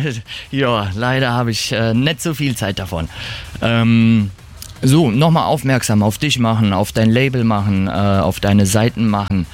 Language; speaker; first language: German; native; German